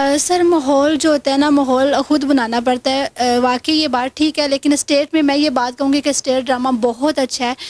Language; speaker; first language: Urdu; non-native, local second language; Punjabi